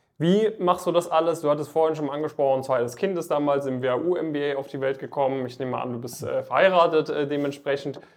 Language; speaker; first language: German; native; German